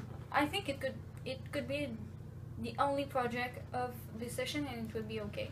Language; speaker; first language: English; non-native, learner; French